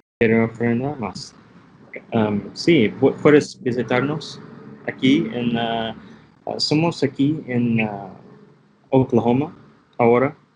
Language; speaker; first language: Spanish; non-native, learner; English